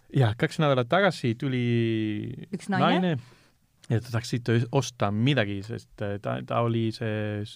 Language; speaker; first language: Estonian; non-native, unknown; Spanish